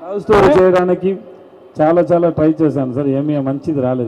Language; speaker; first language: Telugu; non-native, learner; Tamil